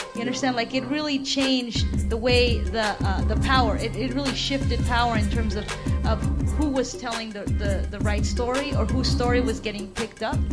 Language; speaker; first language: English; early bilingual, other home language; Spanish